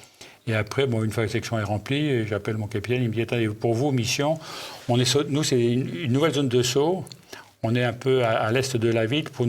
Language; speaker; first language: French; native; French